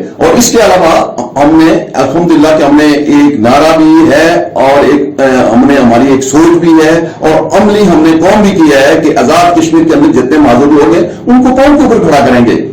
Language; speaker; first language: Urdu; non-native, local second language; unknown